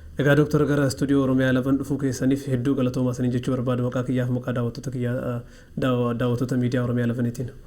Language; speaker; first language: Oromo; native; Oromo